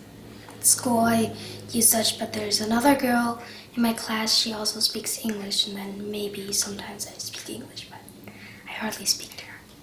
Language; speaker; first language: English; early bilingual, heritage; English